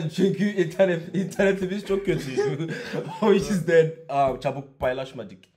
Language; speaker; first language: Turkish; non-native, learner; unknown